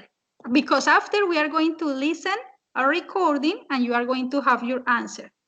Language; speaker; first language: English; non-native, fluent; Spanish